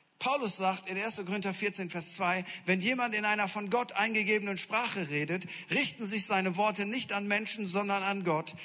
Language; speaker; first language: German; native; German